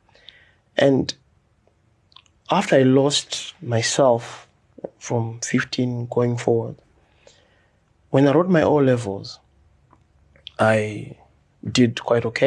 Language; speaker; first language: English; non-native, local second language; Shona